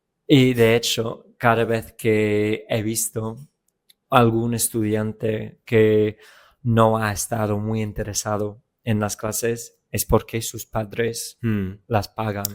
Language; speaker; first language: Spanish; non-native, fluent; English